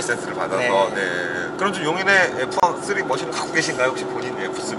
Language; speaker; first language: Korean; native; Korean